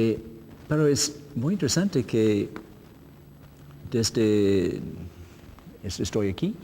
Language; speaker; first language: Spanish; non-native, learner; English